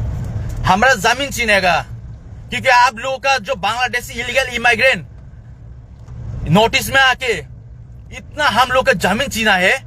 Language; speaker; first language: Hindi; non-native, local second language; Kok Borok